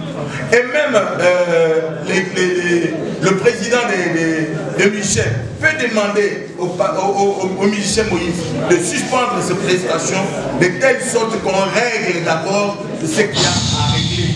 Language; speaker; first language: French; non-native, local second language; Lingala